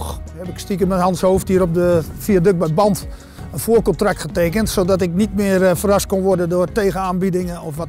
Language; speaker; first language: Dutch; native; Dutch